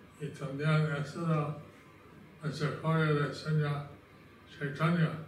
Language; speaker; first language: Spanish; non-native, learner; English